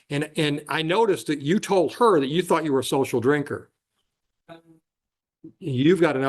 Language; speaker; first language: English; native; English